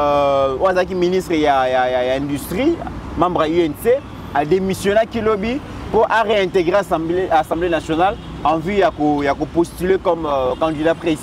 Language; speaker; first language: French; non-native, local second language; Lingala